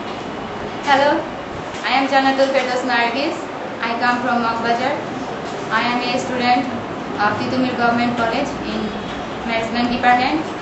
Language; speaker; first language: English; non-native, learner; Bangla